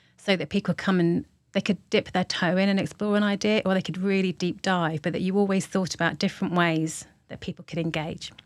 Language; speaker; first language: English; native; English